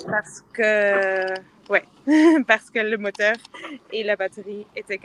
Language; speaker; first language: French; non-native, fluent; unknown